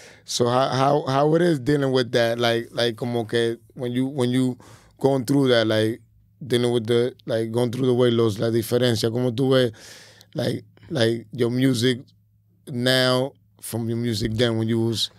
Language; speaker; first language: English; early bilingual, other home language; Spanish